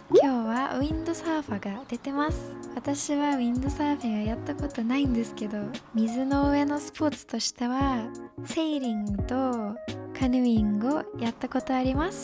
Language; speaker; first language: Japanese; non-native, fluent; English